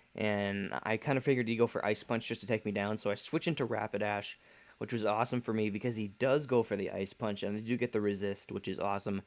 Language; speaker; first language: English; native; English